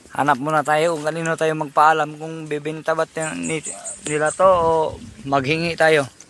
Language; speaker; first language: Filipino; non-native, local second language; Cebuano